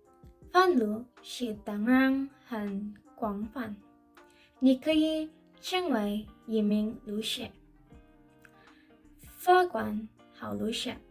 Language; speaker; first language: Chinese; non-native, learner; Indonesian